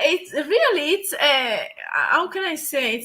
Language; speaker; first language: English; non-native, learner; Italian